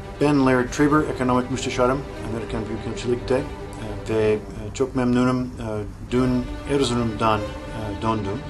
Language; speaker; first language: Turkish; non-native, learner; English